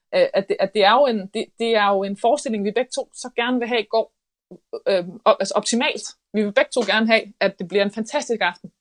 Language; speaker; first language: Danish; native; Danish